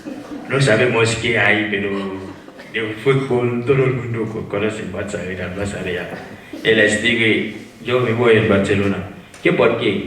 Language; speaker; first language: Spanish; non-native, fluent; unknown